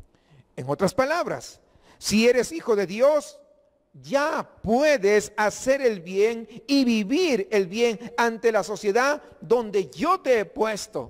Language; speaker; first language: Spanish; native; Spanish